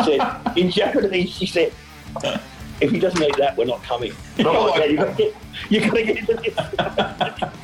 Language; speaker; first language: English; native; English